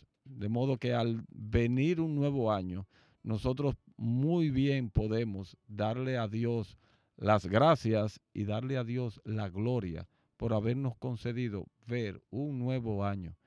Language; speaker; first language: Spanish; native; Spanish